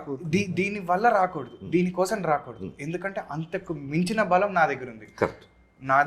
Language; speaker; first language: Telugu; native; Telugu